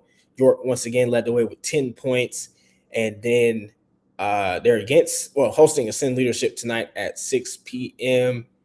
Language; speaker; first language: English; native; English